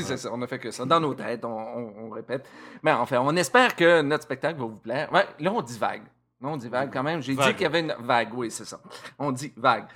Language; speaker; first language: French; native; French